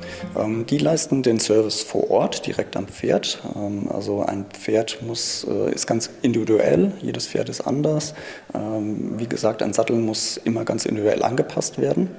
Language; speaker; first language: German; native; German